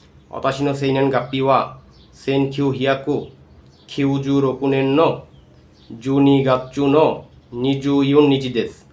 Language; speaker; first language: Japanese; non-native, learner; Bangla